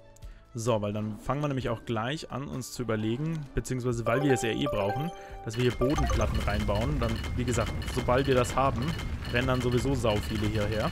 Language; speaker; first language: German; native; German